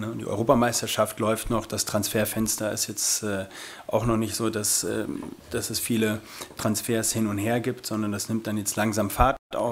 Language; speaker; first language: German; native; German